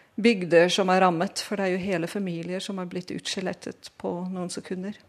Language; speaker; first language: Norwegian; non-native, fluent; Dutch